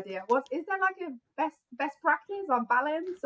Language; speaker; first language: English; non-native, fluent; Portuguese